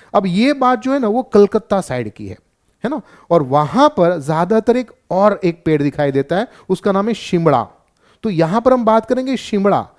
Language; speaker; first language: Hindi; non-native, local second language; Gujarati